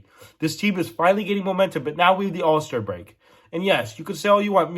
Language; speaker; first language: English; native; English